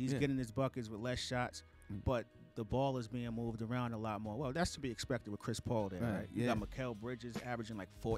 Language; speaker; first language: English; native; English